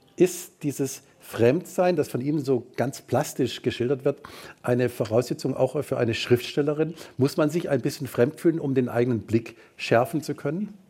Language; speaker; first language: German; native; German